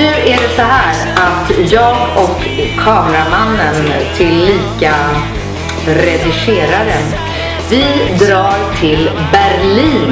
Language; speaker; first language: Swedish; native; Swedish